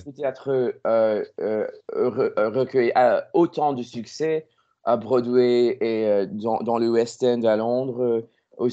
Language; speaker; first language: French; non-native, learner; English